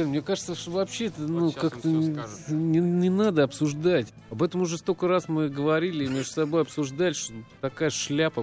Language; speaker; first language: Russian; native; Russian